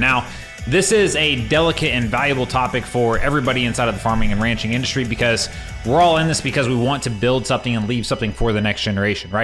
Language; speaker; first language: English; native; English